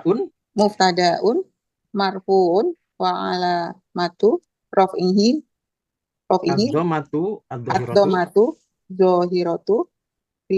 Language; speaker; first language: Arabic; non-native, learner; Indonesian